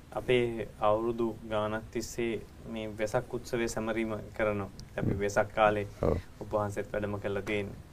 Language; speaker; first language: Sinhala; native; Sinhala